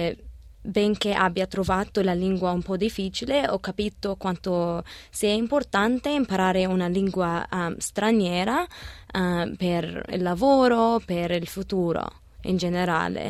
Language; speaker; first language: Italian; non-native, learner; Arabic